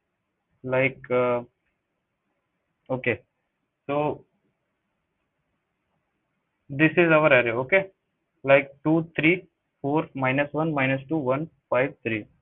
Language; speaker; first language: English; non-native, local second language; Hindi